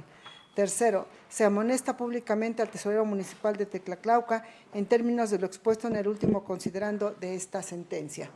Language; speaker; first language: Spanish; native; Spanish